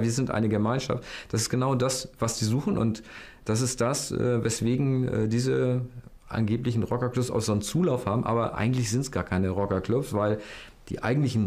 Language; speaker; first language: German; native; German